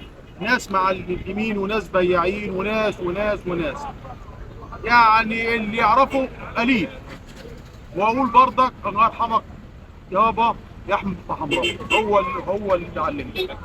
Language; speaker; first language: Arabic; native; Arabic